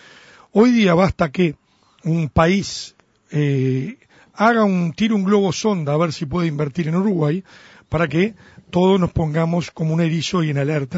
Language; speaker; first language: Spanish; native; Spanish